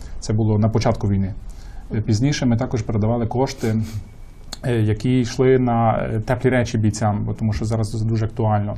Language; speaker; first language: Ukrainian; native; Ukrainian